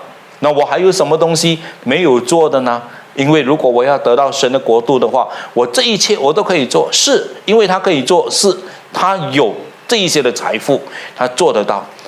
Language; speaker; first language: Chinese; native; Chinese